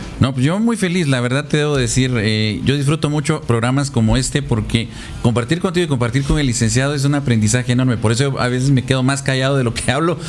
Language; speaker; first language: Spanish; native; Spanish